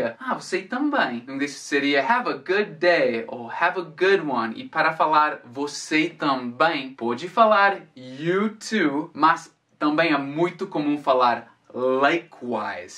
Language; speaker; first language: Portuguese; non-native, fluent; English